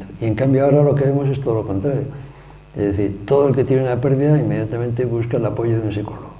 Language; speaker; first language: Spanish; native; Spanish